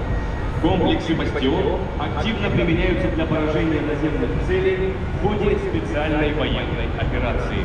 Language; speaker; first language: Russian; native; Russian